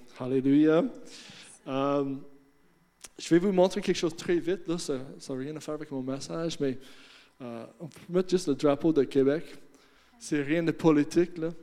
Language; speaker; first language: French; non-native, fluent; English